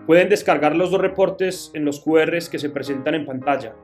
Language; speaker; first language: Spanish; native; Spanish